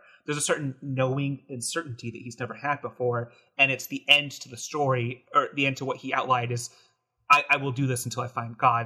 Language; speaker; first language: English; native; English